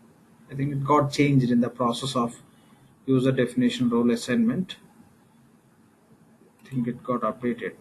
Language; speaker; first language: English; non-native, local second language; Telugu